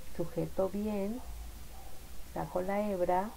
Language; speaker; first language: Spanish; native; Spanish